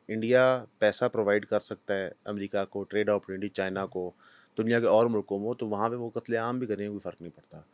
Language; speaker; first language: Urdu; non-native, local second language; Punjabi